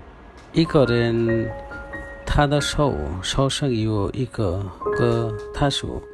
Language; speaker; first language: Chinese; non-native, fluent; Bangla